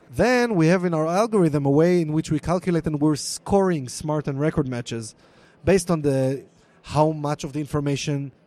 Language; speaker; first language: English; non-native, fluent; Hebrew